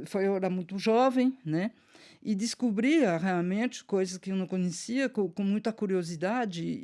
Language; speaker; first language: Portuguese; non-native, fluent; French